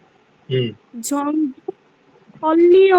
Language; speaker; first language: Korean; non-native, learner; Bangla